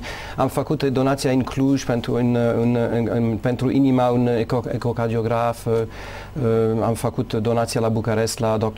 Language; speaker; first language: Romanian; non-native, learner; English